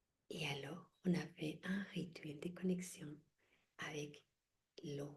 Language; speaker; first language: French; non-native, fluent; Spanish